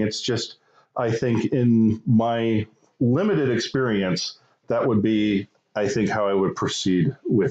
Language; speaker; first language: English; native; English